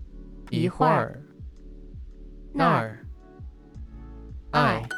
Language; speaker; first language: Chinese; non-native, learner; English